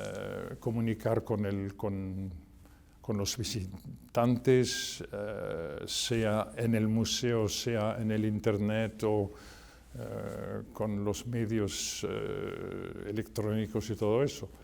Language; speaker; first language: Spanish; non-native, fluent; French